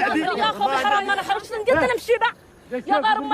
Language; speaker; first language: Arabic; native; Arabic